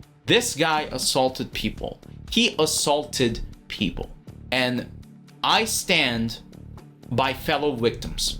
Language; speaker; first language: English; native; English